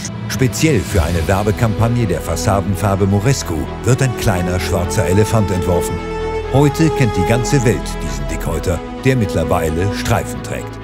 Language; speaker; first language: German; native; German